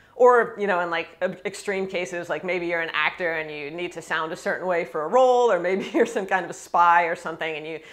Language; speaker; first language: English; native; English